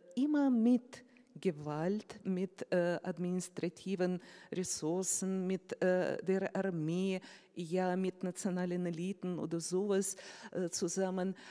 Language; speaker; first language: German; non-native, fluent; Russian